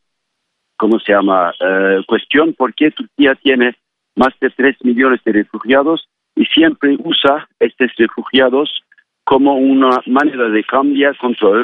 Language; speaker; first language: Spanish; non-native, fluent; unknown